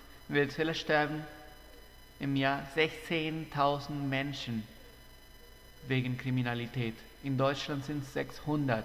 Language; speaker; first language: German; non-native, fluent; Spanish